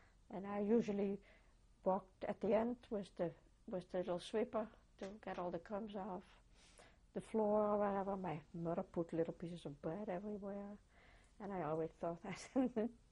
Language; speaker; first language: English; non-native, fluent; Dutch